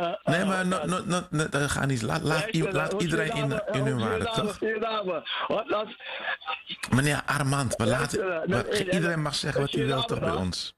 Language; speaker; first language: Dutch; native; Dutch